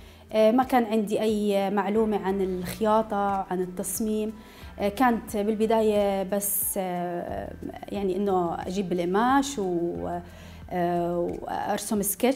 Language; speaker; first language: Arabic; native; Arabic